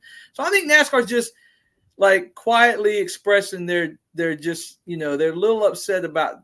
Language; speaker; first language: English; native; English